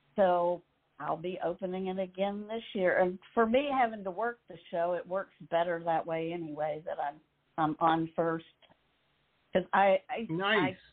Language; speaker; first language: English; native; English